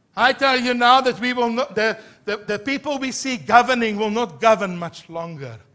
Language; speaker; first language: English; non-native, local second language; Afrikaans